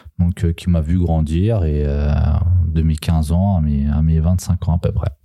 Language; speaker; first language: French; early bilingual, other home language; Serbian